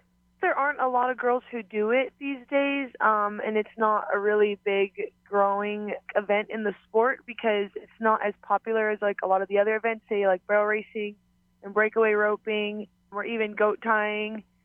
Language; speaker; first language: English; native; English